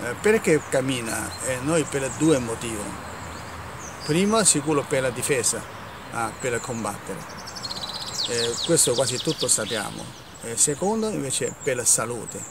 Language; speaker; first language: Italian; non-native, learner; Chinese